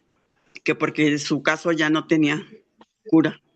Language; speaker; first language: Spanish; native; Spanish